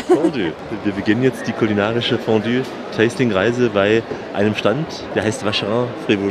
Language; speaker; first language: German; native; German